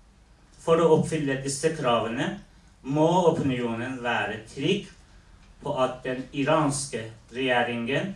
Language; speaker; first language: Norwegian; non-native, fluent; Persian